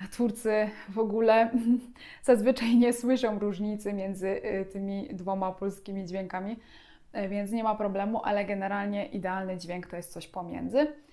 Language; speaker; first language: Polish; native; Polish